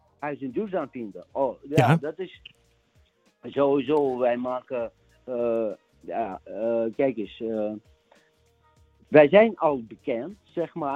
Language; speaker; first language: Dutch; non-native, fluent; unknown